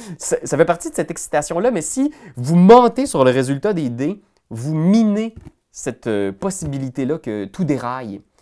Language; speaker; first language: French; native; French